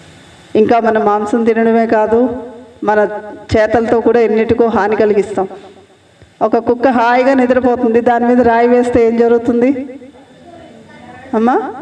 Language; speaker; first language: Telugu; native; Telugu